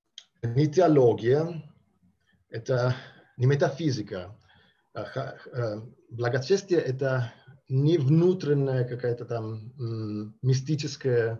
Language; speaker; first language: Russian; non-native, fluent; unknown